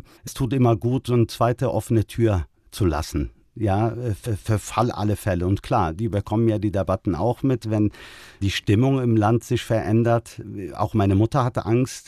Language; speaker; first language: German; early bilingual, other home language; Turkish